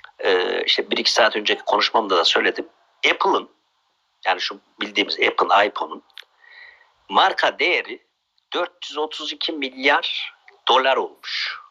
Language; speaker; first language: Turkish; native; Turkish